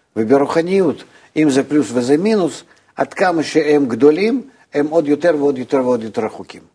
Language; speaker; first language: Hebrew; non-native, fluent; Russian